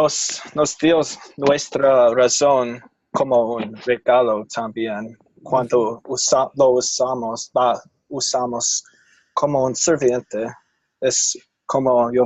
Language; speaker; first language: Spanish; non-native, fluent; English